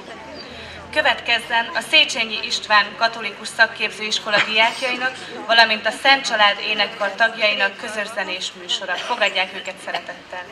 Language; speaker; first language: Hungarian; native; Hungarian